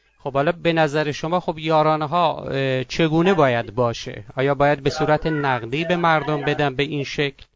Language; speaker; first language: Persian; native; Persian